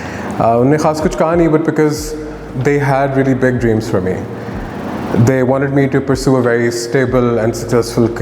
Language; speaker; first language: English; non-native, local second language; Urdu